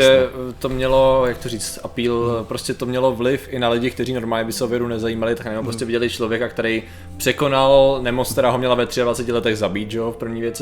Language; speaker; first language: Czech; native; Czech